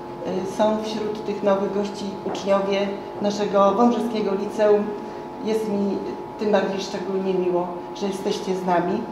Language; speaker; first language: Polish; native; Polish